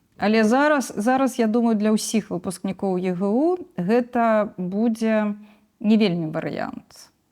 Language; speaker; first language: Belarusian; native; Belarusian